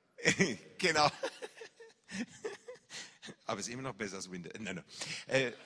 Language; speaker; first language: German; non-native, fluent; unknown